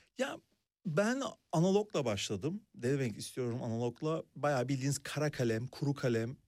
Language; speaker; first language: Turkish; native; Turkish